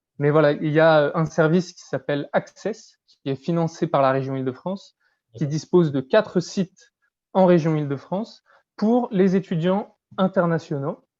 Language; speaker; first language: French; native; French